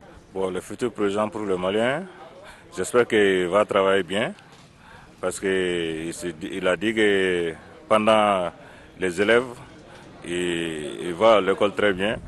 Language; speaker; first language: French; non-native, local second language; Bambara